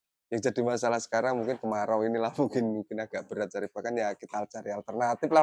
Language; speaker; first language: Indonesian; non-native, local second language; Javanese